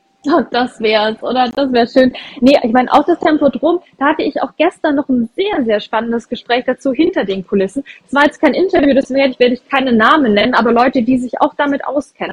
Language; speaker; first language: German; native; German